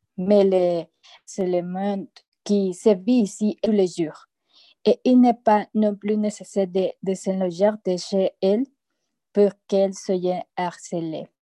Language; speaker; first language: French; non-native, learner; Spanish